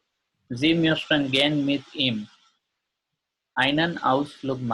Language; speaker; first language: German; non-native, fluent; Gujarati